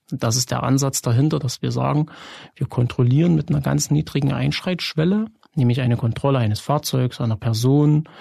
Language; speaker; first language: German; native; German